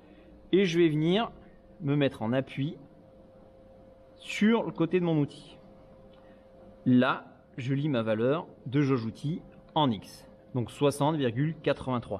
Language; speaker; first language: French; native; French